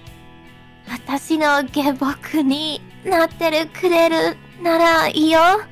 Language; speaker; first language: Japanese; non-native, learner; English